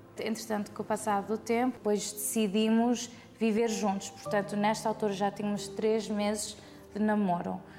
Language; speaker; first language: Portuguese; early bilingual, heritage; Portuguese